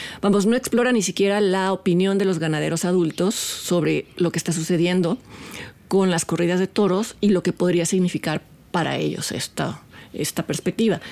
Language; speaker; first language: Spanish; native; Spanish